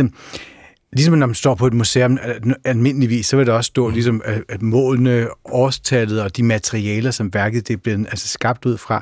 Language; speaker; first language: Danish; native; Danish